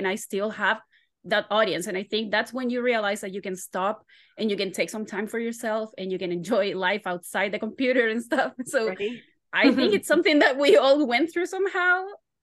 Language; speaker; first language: English; non-native, fluent; Spanish